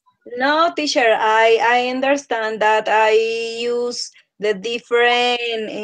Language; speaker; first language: English; non-native, learner; Spanish